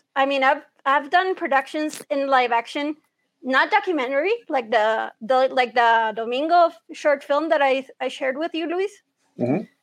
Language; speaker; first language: English; early bilingual, other home language; Spanish